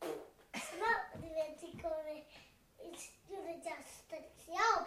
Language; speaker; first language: Italian; early bilingual, heritage; Italian